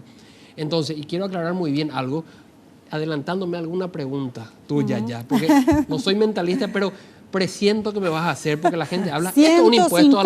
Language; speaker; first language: Spanish; native; Spanish